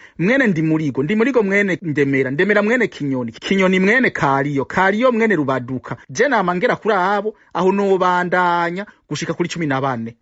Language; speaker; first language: Rundi; native; Rundi